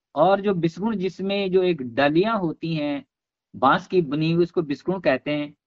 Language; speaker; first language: Hindi; non-native, local second language; Garhwali